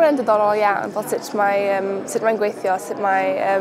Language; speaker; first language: Welsh; non-native, local second language; English